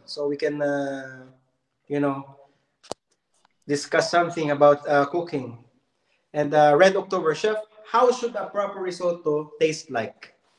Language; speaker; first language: English; non-native, local second language; Filipino